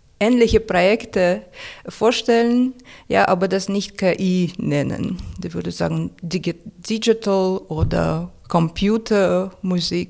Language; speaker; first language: German; non-native, fluent; Russian